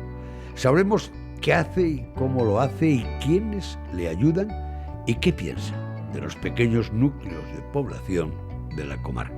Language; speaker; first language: Spanish; native; Spanish